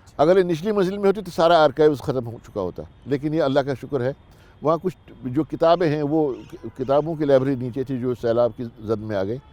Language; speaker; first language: Urdu; non-native, local second language; Kashmiri